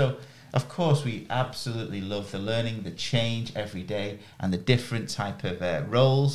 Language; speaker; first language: English; native; English